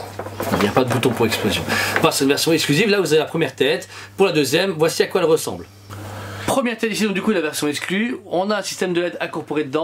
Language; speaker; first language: French; native; French